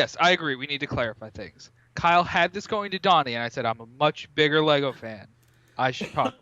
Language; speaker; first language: English; native; English